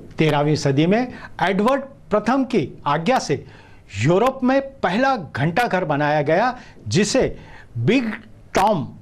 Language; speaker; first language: Hindi; non-native, local second language; Marathi